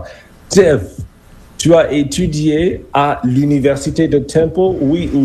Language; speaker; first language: French; non-native, fluent; English